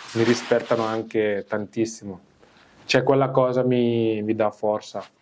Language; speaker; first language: Italian; non-native, fluent; Wolof